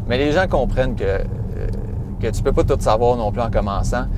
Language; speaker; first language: French; native; French